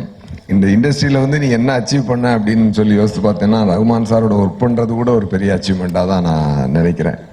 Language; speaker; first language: Tamil; native; Tamil